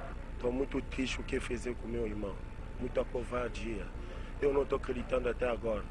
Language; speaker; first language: Portuguese; non-native, fluent; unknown